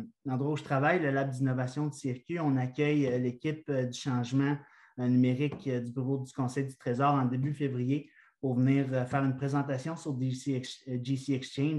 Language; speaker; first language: French; native; French